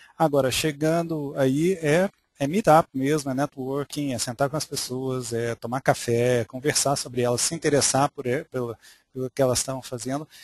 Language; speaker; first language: Portuguese; native; Portuguese